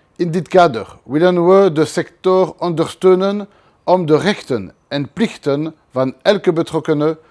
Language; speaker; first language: Dutch; non-native, local second language; French